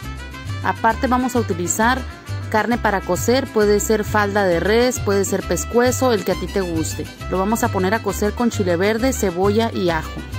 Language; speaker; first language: Spanish; native; Spanish